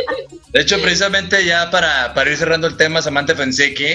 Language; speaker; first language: Spanish; native; Spanish